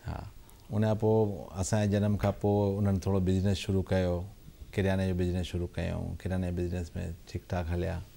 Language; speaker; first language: Sindhi; early bilingual, heritage; Sindhi